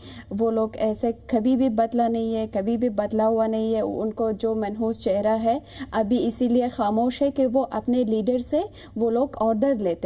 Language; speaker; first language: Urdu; non-native, fluent; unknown